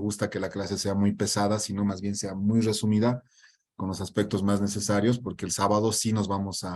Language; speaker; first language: Spanish; native; Spanish